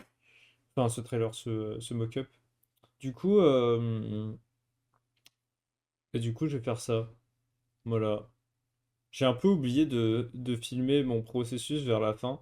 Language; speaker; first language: French; native; French